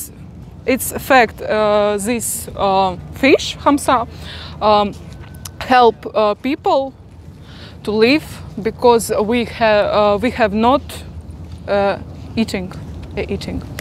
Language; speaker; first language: English; non-native, learner; Russian